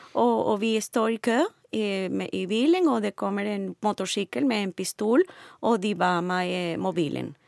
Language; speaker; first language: Norwegian; non-native, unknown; Spanish